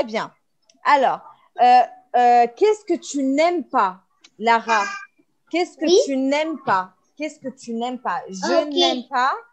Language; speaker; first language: French; non-native, fluent; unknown